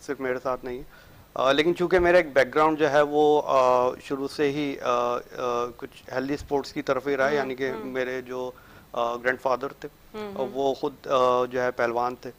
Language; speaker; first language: Urdu; native; Urdu